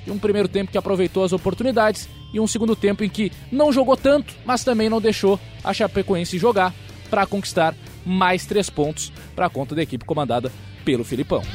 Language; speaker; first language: Portuguese; native; Portuguese